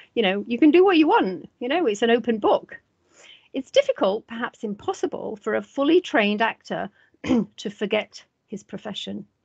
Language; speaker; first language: English; native; English